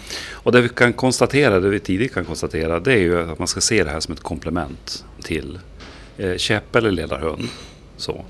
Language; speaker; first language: Swedish; native; Swedish